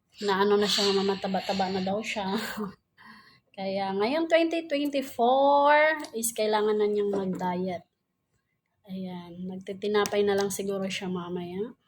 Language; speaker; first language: Filipino; non-native, local second language; Cebuano